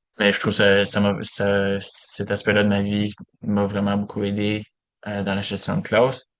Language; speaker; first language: French; native; French